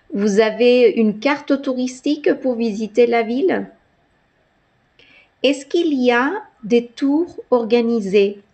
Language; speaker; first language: French; non-native, fluent; Spanish